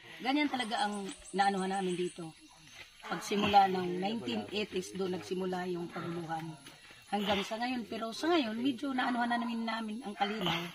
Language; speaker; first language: Filipino; non-native, local second language; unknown